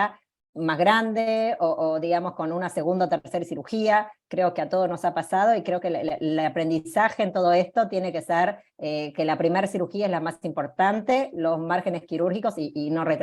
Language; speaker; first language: Spanish; native; Spanish